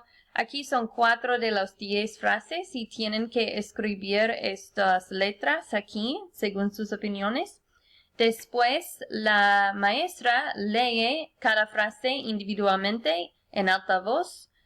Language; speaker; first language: Spanish; non-native, fluent; English